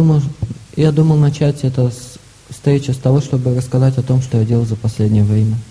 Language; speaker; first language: Russian; native; Russian